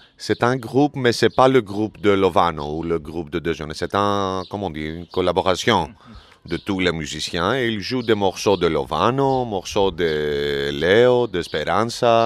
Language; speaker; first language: French; non-native, learner; Greek